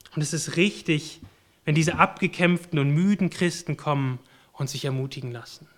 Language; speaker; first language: German; native; German